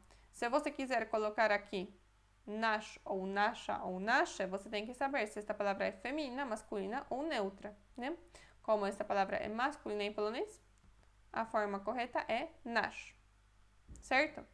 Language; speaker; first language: Portuguese; non-native, fluent; Polish